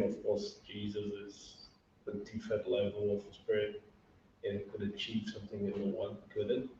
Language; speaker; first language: English; non-native, fluent; Portuguese